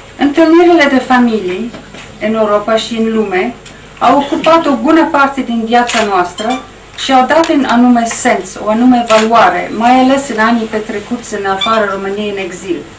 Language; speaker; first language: Romanian; non-native, fluent; English